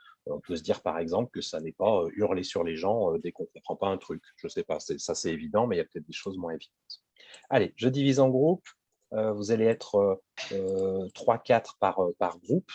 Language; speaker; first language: French; native; French